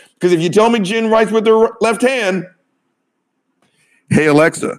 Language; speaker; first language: English; native; English